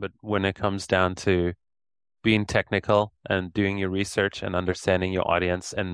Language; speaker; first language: English; native; English